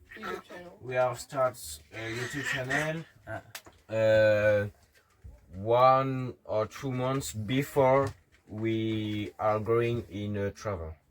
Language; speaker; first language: English; non-native, learner; French